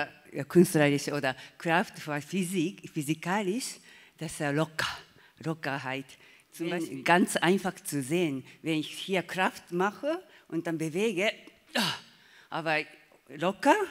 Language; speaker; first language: German; non-native, learner; Japanese